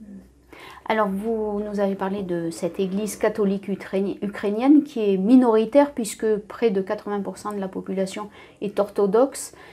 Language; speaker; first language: French; native; French